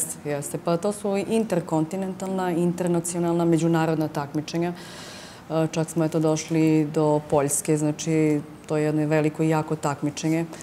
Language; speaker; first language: Serbian; native; Serbian